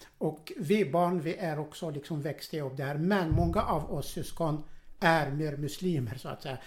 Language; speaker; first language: Swedish; non-native, fluent; Arabic